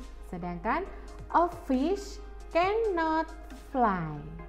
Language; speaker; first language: English; non-native, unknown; Indonesian